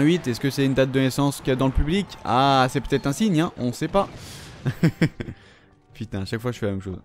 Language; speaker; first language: French; native; French